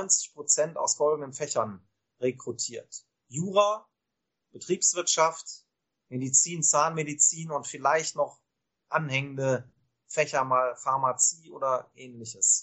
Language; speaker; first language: German; native; German